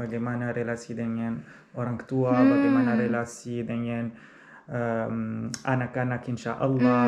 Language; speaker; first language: Indonesian; non-native, learner; Arabic